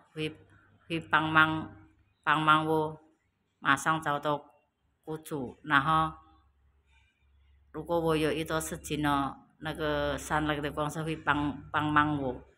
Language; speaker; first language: Chinese; non-native, learner; Indonesian